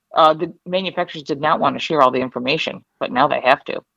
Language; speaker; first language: English; native; English